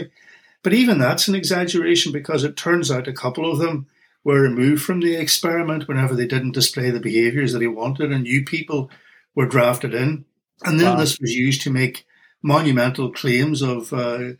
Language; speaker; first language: English; native; English